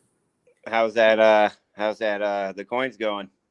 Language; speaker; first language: English; native; English